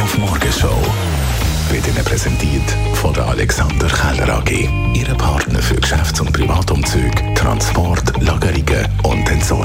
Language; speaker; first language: German; native; German